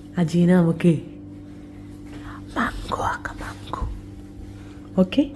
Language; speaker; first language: Malayalam; native; Malayalam